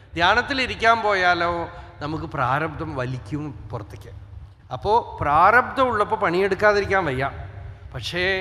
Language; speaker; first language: Malayalam; non-native, local second language; Tamil